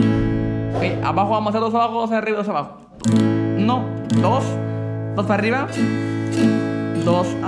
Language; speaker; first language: Spanish; native; Spanish